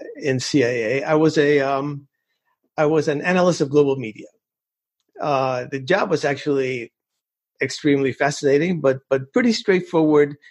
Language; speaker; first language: English; early bilingual, other home language; Spanish